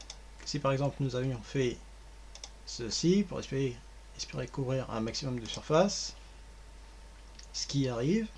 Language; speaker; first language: French; native; French